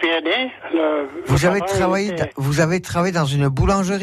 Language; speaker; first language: French; native; French